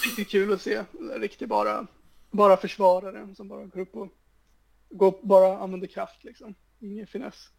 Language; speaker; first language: Swedish; native; Swedish